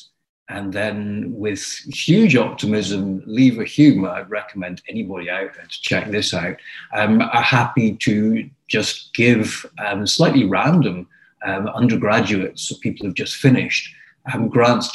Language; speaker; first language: English; native; English